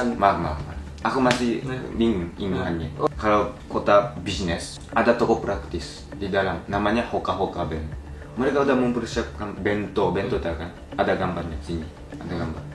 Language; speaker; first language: Indonesian; non-native, learner; Japanese